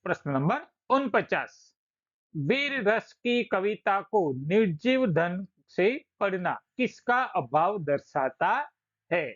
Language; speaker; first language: Hindi; non-native, local second language; Gujarati